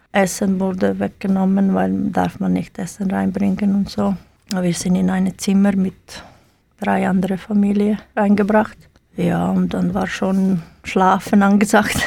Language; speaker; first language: German; non-native, learner; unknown